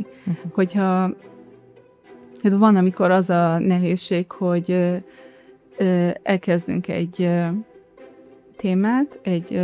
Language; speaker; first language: Hungarian; early bilingual, heritage; Hungarian